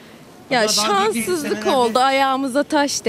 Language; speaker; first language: Turkish; native; Turkish